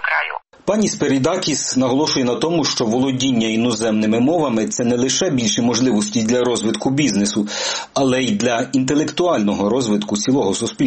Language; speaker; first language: Ukrainian; native; Ukrainian